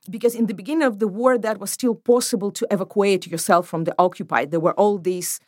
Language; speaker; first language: English; non-native, fluent; Ukrainian